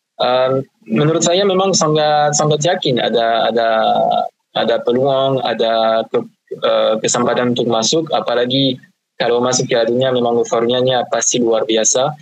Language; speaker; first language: Indonesian; non-native, fluent; French